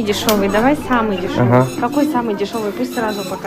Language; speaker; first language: Russian; native; Russian